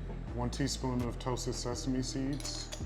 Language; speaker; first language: English; native; English